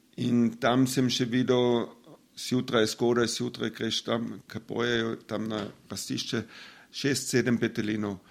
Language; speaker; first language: Slovenian; non-native, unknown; German